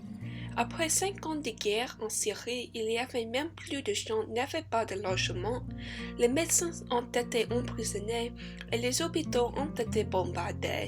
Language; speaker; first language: French; non-native, learner; English